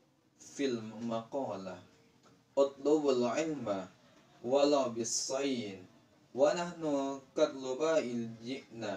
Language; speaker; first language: Arabic; non-native, learner; Indonesian